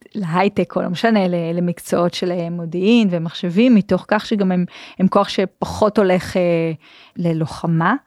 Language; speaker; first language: Hebrew; native; Hebrew